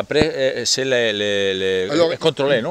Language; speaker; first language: French; non-native, learner; Spanish